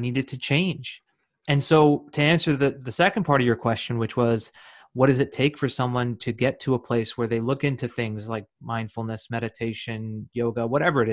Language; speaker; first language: English; native; English